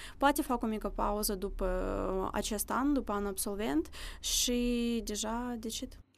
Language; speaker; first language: Romanian; early bilingual, other home language; Russian